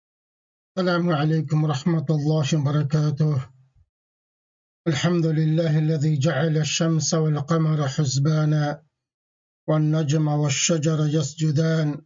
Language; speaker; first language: Arabic; non-native, fluent; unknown